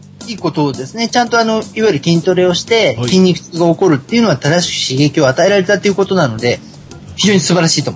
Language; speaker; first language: Japanese; native; Japanese